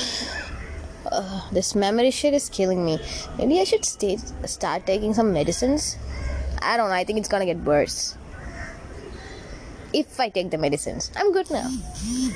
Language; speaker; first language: English; non-native, local second language; Tamil